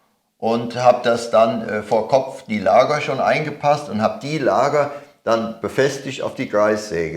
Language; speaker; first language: German; native; German